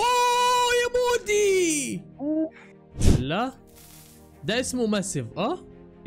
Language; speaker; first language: Arabic; native; Arabic